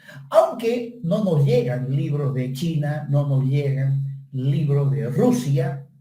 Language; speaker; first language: Spanish; native; Spanish